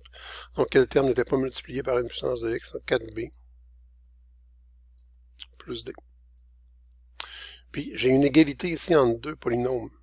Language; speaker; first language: French; native; French